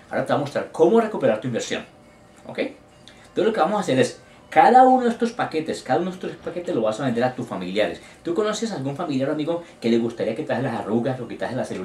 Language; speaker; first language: Spanish; native; Spanish